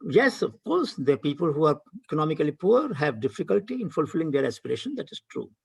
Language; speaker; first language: English; non-native, local second language; Hindi